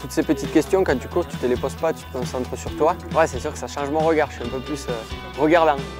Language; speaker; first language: French; native; French